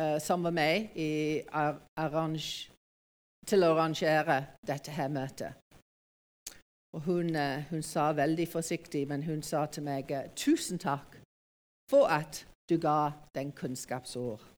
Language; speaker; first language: Norwegian; non-native, fluent; English